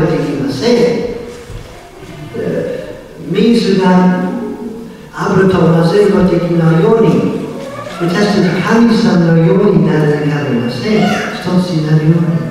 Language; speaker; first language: Japanese; non-native, learner; English